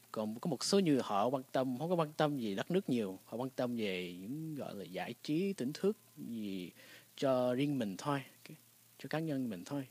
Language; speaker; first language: Vietnamese; early bilingual, heritage; Vietnamese